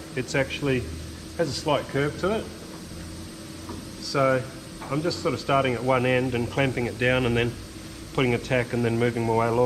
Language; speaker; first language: English; native; English